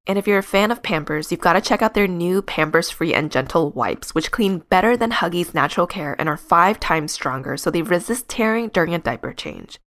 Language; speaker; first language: English; native; English